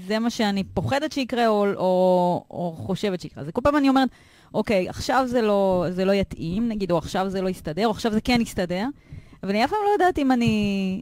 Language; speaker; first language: Hebrew; native; Hebrew